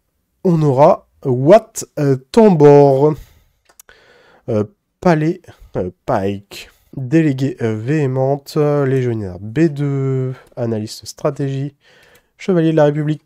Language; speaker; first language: French; native; French